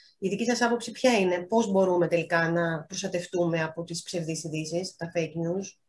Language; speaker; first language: Greek; native; Greek